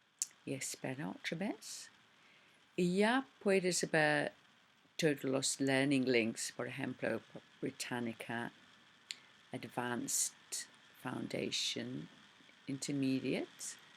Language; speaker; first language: Spanish; non-native, learner; English